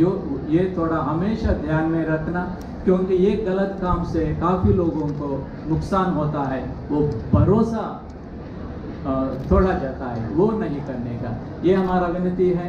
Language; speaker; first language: Hindi; non-native, local second language; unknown